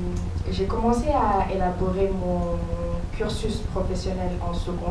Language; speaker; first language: French; non-native, local second language; Wolof